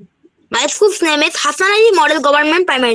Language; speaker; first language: English; non-native, learner; Bangla